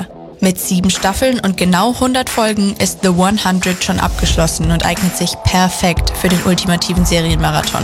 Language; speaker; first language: German; native; German